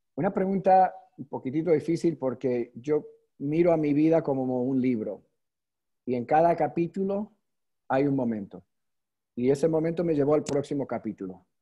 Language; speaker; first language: Spanish; early bilingual, heritage; Spanish